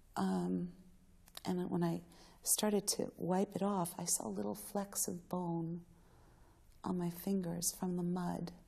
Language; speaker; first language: English; native; English